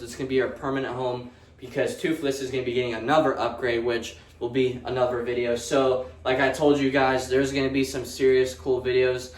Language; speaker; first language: English; native; English